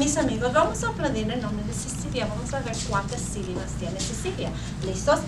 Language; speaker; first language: Spanish; non-native, fluent; English